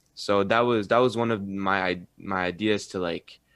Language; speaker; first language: English; early bilingual, other home language; Arabic